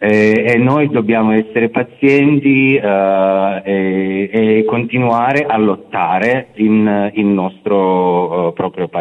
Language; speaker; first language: Italian; non-native, fluent; Russian